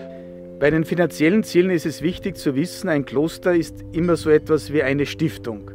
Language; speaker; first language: German; native; German